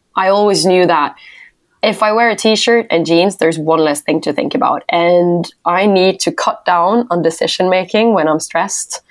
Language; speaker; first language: English; non-native, fluent; Norwegian